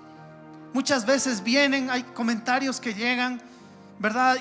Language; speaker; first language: Spanish; native; Spanish